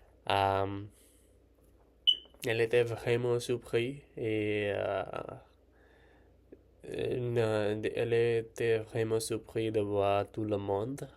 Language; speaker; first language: French; non-native, learner; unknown